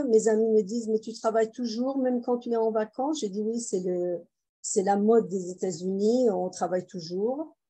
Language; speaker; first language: French; non-native, fluent; Persian